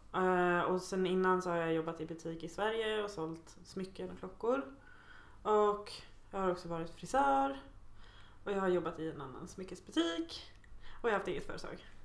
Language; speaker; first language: Swedish; native; Swedish